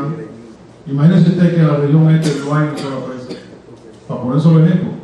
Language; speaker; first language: Spanish; native; Spanish